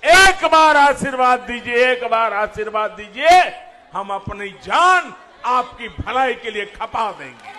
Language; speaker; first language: Hindi; native; Hindi